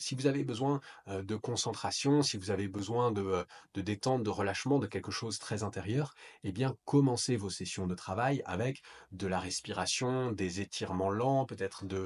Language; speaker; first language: French; native; French